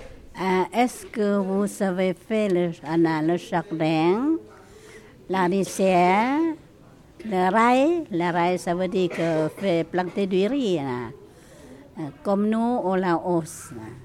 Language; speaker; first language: French; non-native, learner; Lao